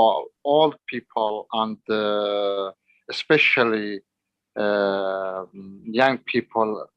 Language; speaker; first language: English; non-native, learner; Arabic